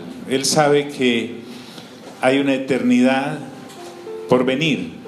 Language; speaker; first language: Spanish; native; Spanish